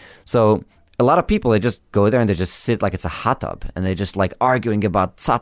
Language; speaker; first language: English; early bilingual, other home language; Hebrew